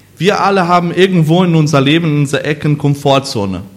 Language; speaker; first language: German; non-native, learner; Portuguese